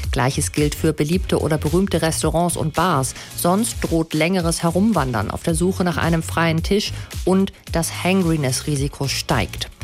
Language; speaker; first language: German; native; German